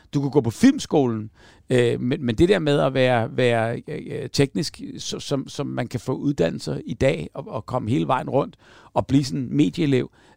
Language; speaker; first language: Danish; native; Danish